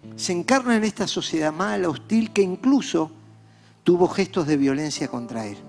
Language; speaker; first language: Spanish; native; Spanish